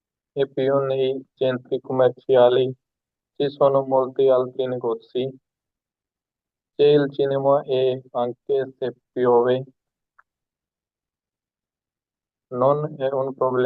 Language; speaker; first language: Italian; non-native, learner; Hindi